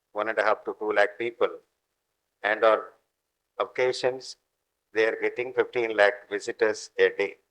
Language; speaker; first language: English; non-native, local second language; Tamil